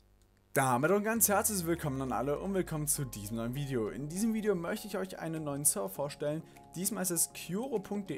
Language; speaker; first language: German; native; German